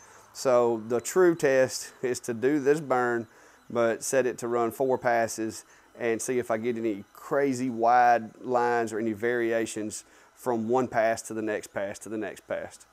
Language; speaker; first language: English; native; English